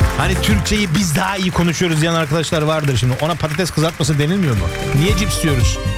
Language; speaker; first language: Turkish; early bilingual, other home language; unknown